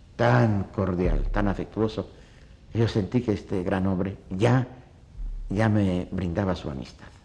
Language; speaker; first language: Spanish; early bilingual, other home language; Polish